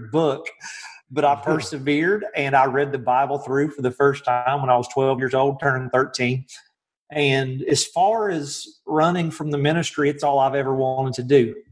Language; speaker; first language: English; native; English